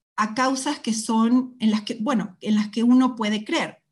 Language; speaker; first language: Spanish; native; Spanish